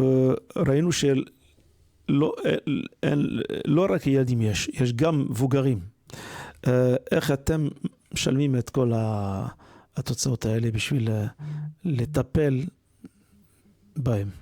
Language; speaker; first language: Hebrew; non-native, learner; French